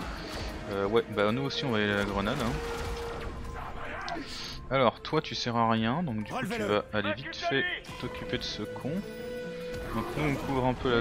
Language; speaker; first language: French; native; French